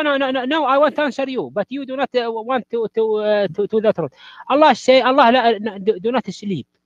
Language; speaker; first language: English; non-native, learner; Arabic